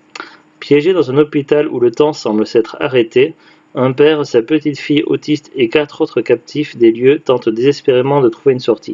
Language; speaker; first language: French; native; French